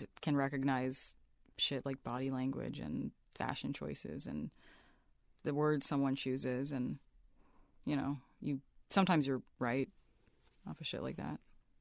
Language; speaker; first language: English; native; English